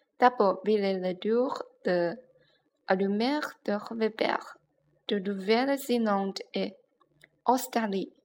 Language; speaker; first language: French; non-native, learner; Chinese